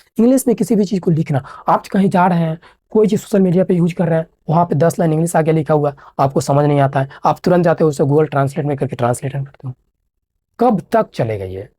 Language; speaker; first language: Hindi; native; Hindi